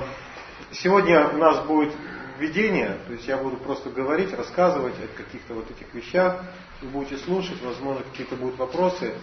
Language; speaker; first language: Russian; native; Russian